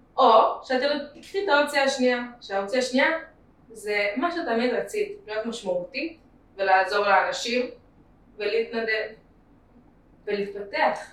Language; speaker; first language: Hebrew; early bilingual, other home language; Russian